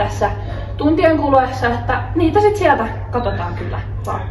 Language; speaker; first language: Finnish; native; Finnish